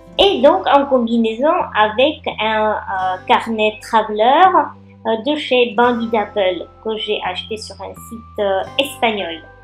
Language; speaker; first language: French; non-native, fluent; Czech